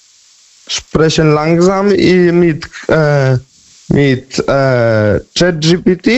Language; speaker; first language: German; non-native, learner; Polish